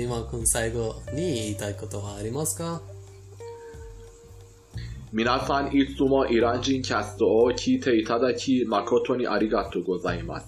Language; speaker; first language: Japanese; non-native, fluent; Persian